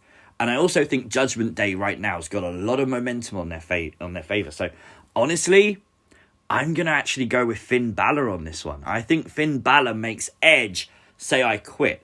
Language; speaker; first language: English; native; English